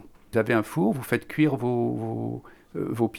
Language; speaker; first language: French; native; French